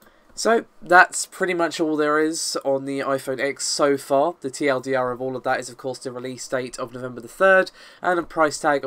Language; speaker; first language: English; native; English